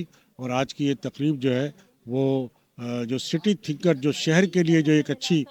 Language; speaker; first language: Urdu; native; Urdu